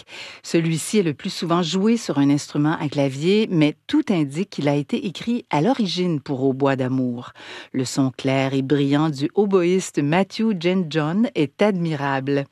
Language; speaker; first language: French; native; French